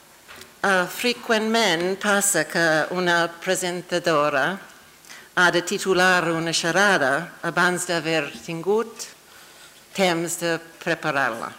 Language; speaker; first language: Catalan; non-native, fluent; English